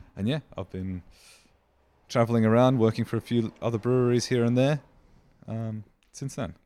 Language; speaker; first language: English; native; English